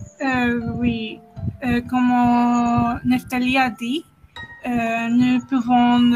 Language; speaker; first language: French; non-native, learner; Spanish